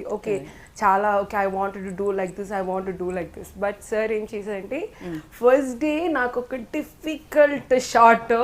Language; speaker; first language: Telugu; non-native, learner; Malayalam